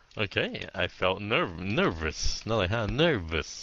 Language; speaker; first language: English; early bilingual, heritage; Vietnamese